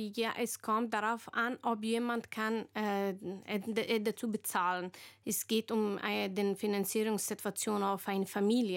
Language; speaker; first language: German; non-native, learner; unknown